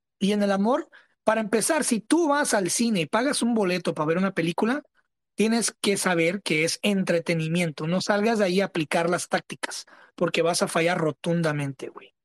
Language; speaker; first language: Spanish; early bilingual, heritage; Spanish